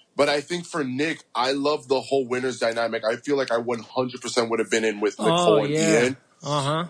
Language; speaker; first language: English; early bilingual, other home language; Spanish